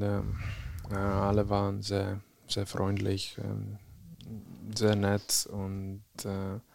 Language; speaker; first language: German; non-native, fluent; Czech